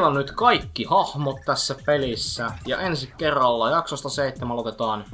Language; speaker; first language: Finnish; native; Finnish